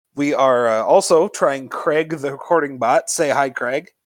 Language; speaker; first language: English; native; English